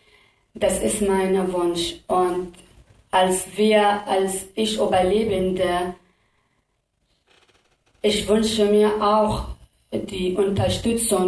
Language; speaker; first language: German; non-native, learner; Kurdish